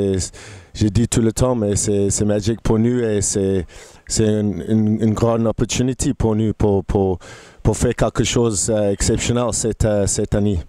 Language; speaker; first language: French; non-native, fluent; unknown